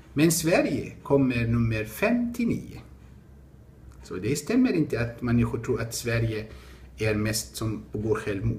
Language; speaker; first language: Swedish; non-native, fluent; Arabic